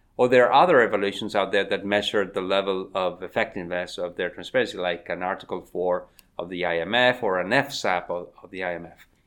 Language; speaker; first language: English; non-native, fluent; Spanish